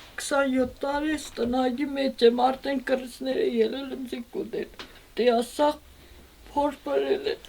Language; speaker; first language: Armenian; native; Armenian